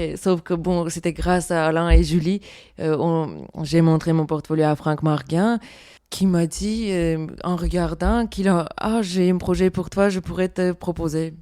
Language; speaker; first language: French; non-native, fluent; Armenian